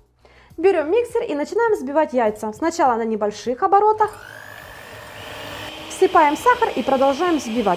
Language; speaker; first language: Russian; native; Russian